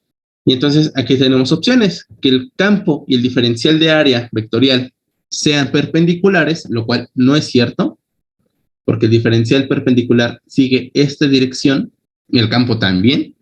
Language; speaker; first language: Spanish; native; Spanish